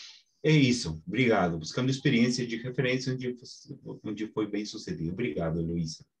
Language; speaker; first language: Portuguese; non-native, fluent; Spanish